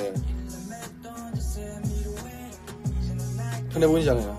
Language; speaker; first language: Korean; native; Korean